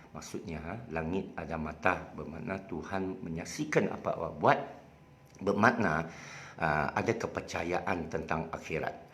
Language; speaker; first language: Malay; non-native, local second language; Chinese